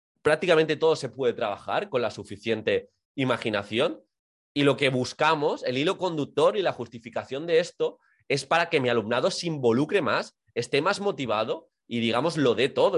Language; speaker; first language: Spanish; native; Spanish